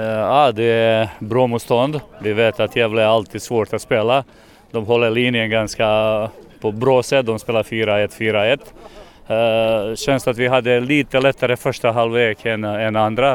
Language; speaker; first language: Swedish; non-native, fluent; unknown